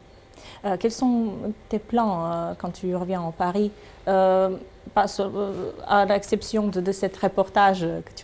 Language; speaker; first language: French; non-native, fluent; Serbian